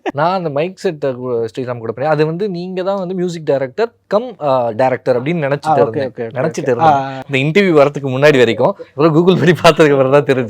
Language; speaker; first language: Tamil; native; Tamil